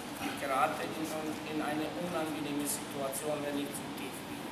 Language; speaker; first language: German; non-native, fluent; Croatian